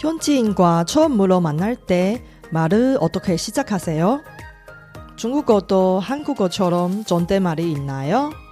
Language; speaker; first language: Korean; non-native, fluent; Chinese